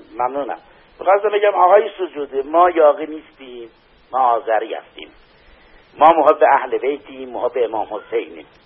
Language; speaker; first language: Persian; non-native, local second language; Azerbaijani